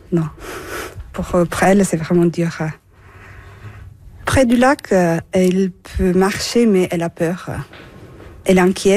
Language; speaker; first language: French; non-native, fluent; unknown